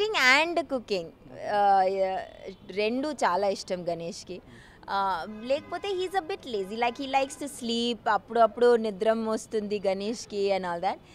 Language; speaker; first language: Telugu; non-native, learner; Malayalam